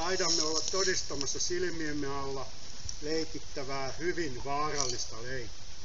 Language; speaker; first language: Finnish; native; Finnish